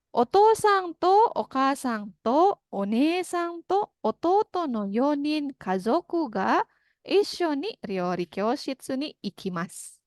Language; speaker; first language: Japanese; non-native, fluent; Indonesian